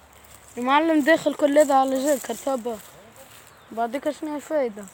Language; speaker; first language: Arabic; native; Arabic